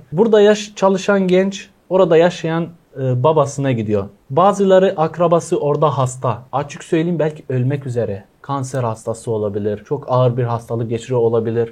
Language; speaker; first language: Turkish; non-native, fluent; Arabic